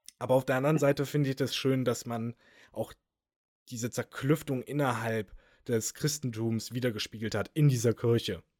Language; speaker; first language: German; native; German